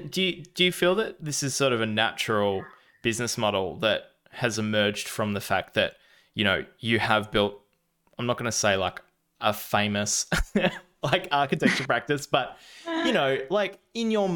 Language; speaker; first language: English; native; English